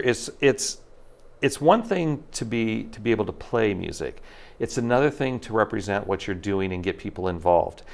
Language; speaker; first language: English; native; English